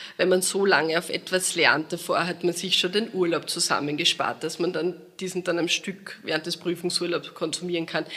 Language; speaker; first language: German; native; German